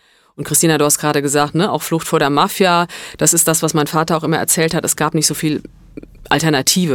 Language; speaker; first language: German; early bilingual, other home language; Italian